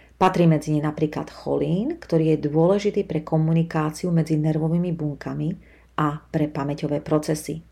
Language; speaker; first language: Slovak; native; Slovak